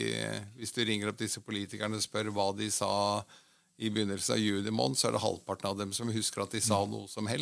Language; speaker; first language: Norwegian; native; Norwegian